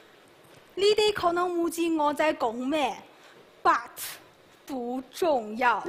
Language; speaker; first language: Chinese; native; Chinese